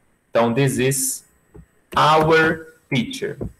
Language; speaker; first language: English; non-native, fluent; Portuguese